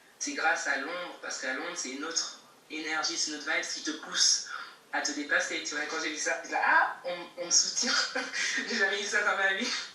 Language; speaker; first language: French; native; French